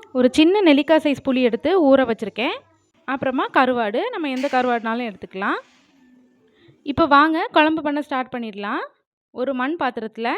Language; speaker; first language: Tamil; native; Tamil